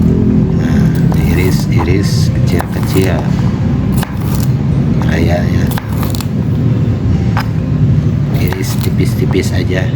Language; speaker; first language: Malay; non-native, local second language; Sundanese